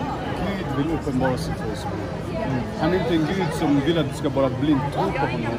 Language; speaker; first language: Swedish; non-native, fluent; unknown